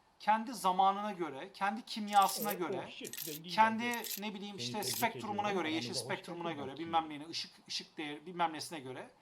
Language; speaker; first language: Turkish; native; Turkish